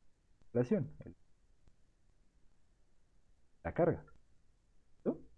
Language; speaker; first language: Spanish; native; Spanish